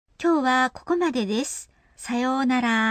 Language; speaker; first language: Japanese; non-native, fluent; Korean